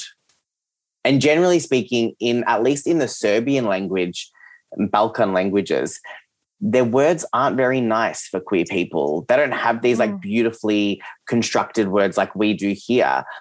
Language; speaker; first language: English; early bilingual, other home language; Serbian